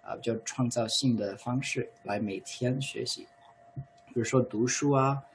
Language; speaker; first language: Chinese; non-native, fluent; English